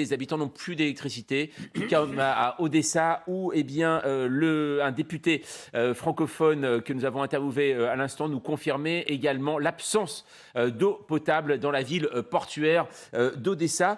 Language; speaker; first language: French; native; French